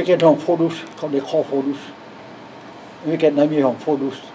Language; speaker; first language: English; non-native, learner; Lao